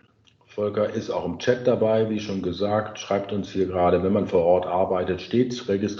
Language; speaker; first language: German; native; German